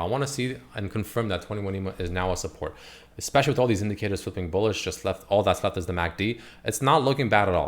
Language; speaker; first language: English; native; English